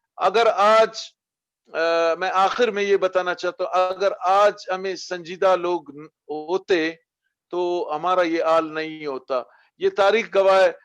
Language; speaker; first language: Urdu; non-native, local second language; Baluchi